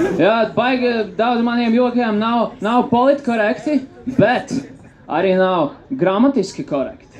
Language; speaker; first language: Latvian; non-native, local second language; Russian